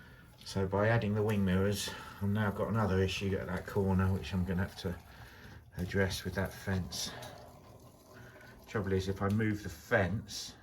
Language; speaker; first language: English; native; English